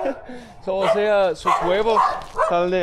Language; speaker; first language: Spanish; non-native, fluent; English